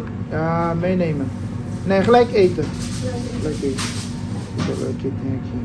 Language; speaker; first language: Dutch; non-native, learner; Portuguese